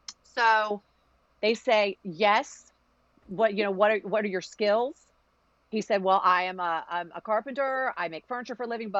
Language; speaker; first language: English; early bilingual, other home language; Greek